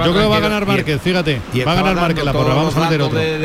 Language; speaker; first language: Spanish; native; Spanish